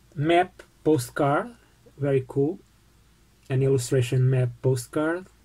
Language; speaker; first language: English; non-native, fluent; Portuguese